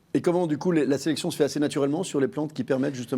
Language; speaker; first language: French; native; French